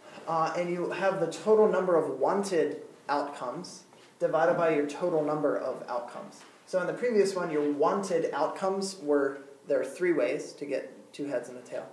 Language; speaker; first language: English; native; English